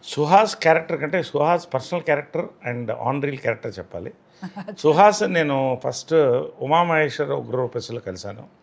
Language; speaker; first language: Telugu; native; Telugu